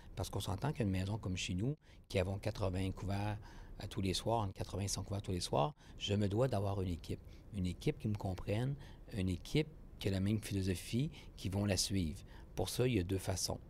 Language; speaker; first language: French; native; French